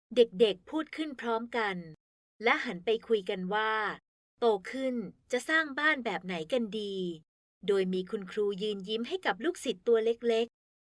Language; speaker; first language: Thai; native; Thai